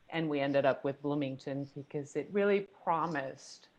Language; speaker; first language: English; non-native, fluent; Spanish